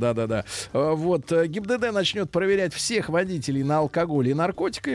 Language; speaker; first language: Russian; native; Russian